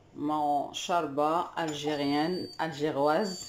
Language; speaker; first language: French; non-native, local second language; Arabic